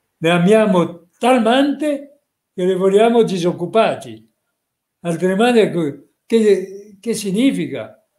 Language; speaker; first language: Italian; non-native, fluent; French